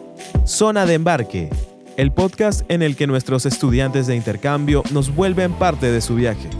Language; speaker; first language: Spanish; native; Spanish